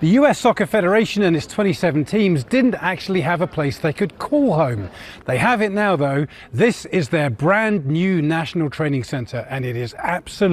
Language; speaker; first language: English; native; English